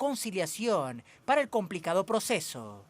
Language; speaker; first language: Spanish; native; Spanish